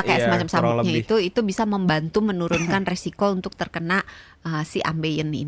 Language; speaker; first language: Indonesian; native; Indonesian